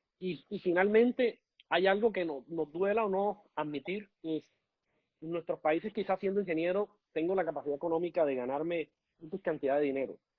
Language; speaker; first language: Spanish; native; Spanish